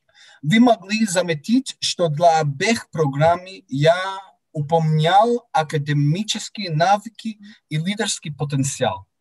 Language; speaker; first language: Russian; non-native, fluent; English